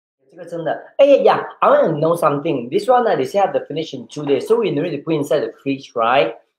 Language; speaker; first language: English; non-native, local second language; Chinese